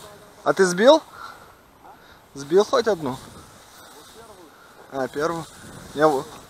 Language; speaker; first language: Russian; native; Russian